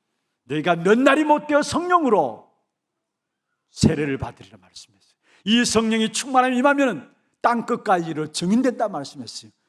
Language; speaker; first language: Korean; native; Korean